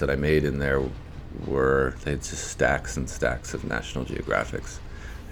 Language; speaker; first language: English; native; English